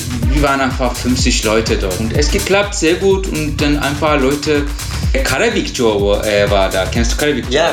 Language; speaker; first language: German; non-native, learner; Turkish